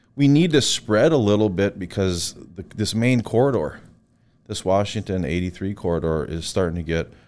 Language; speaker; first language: English; native; English